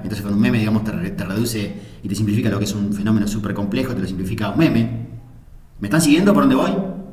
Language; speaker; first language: Spanish; native; Spanish